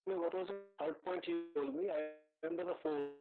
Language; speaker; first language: English; non-native, local second language; Assamese